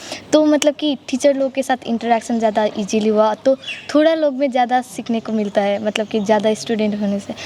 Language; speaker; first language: Hindi; non-native, local second language; Nepali